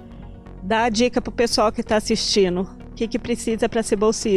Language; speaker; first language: Portuguese; native; Portuguese